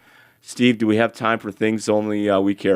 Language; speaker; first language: English; native; English